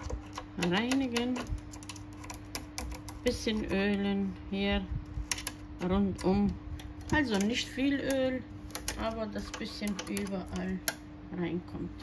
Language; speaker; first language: German; non-native, fluent; Croatian